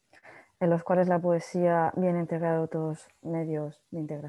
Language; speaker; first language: Spanish; native; Spanish